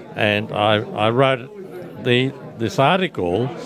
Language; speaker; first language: English; early bilingual, other home language; Italian